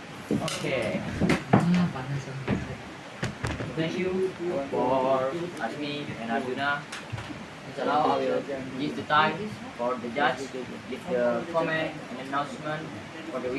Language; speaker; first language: English; non-native, learner; Indonesian